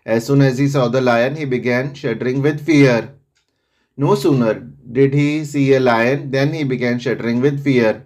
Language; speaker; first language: English; non-native, local second language; Punjabi